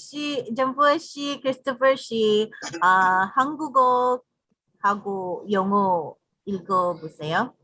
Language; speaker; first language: Korean; non-native, learner; English